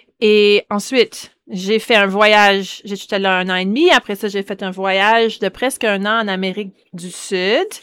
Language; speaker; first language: French; native; French